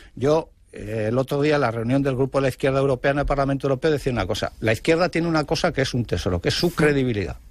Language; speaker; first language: Spanish; non-native, local second language; Basque